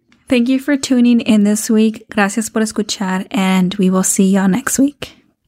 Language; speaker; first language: English; early bilingual, other home language; Spanish